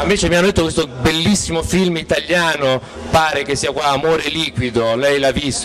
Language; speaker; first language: Italian; native; Italian